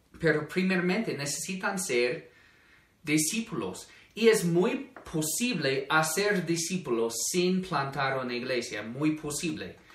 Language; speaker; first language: Spanish; non-native, fluent; English